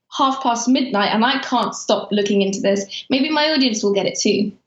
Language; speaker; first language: English; early bilingual, other home language; Persian